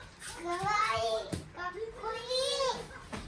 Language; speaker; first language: Japanese; native; Japanese